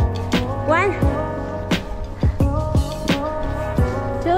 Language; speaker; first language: English; non-native, learner; Vietnamese